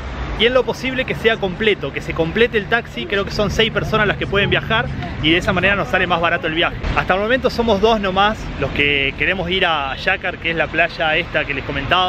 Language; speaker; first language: Spanish; native; Spanish